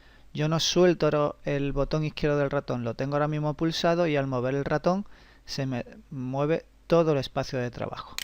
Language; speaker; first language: Spanish; native; Spanish